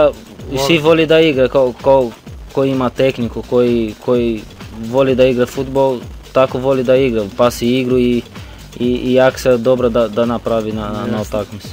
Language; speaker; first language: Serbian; non-native, learner; Portuguese